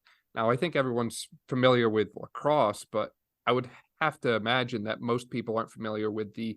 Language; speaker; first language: English; native; English